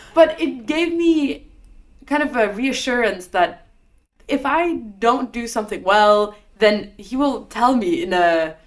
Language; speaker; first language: English; non-native, fluent; Norwegian